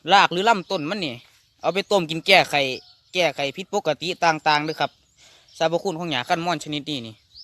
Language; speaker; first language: Thai; native; Thai